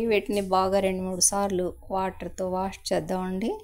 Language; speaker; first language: Telugu; native; Telugu